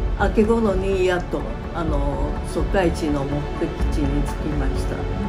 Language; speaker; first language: Japanese; non-native, local second language; Chinese